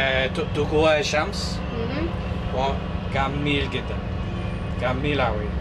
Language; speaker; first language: Arabic; non-native, learner; English